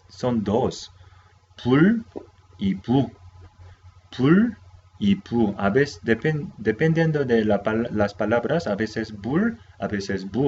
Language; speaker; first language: Spanish; non-native, fluent; Korean